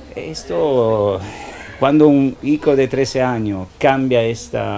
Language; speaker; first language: Spanish; non-native, learner; Italian